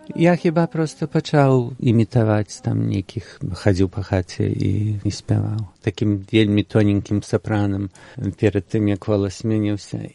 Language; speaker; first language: Belarusian; early bilingual, heritage; Belarusian